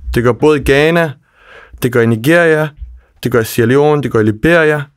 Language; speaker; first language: Danish; native; Danish